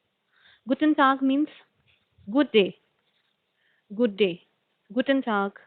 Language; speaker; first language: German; non-native, learner; Hindi